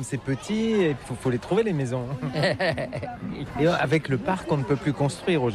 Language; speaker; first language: French; native; French